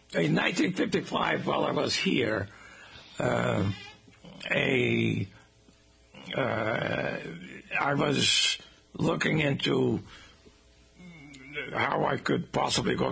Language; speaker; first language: English; non-native, fluent; Portuguese